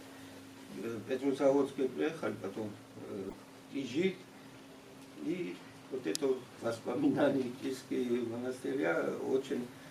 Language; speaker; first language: Russian; non-native, fluent; Georgian